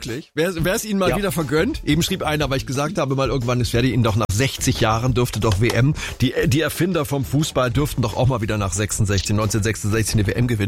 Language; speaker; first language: German; native; German